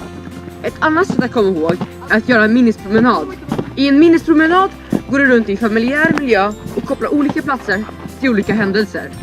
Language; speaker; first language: Swedish; native; Swedish